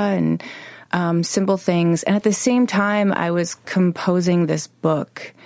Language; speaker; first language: English; native; English